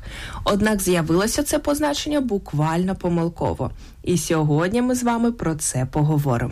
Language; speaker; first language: Ukrainian; native; Ukrainian